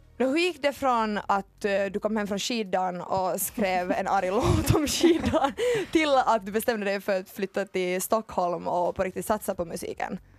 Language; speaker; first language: Swedish; native; Swedish